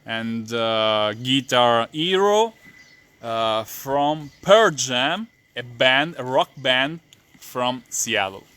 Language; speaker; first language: English; non-native, fluent; Italian